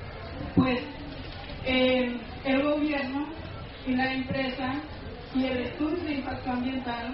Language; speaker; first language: Spanish; non-native, local second language; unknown